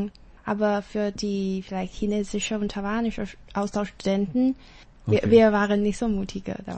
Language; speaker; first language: German; non-native, learner; Chinese